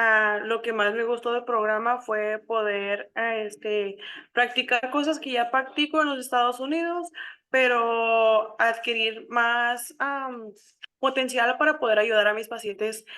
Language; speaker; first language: Spanish; early bilingual, heritage; Spanish